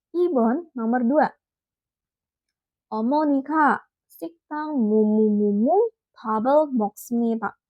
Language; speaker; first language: Korean; non-native, fluent; Indonesian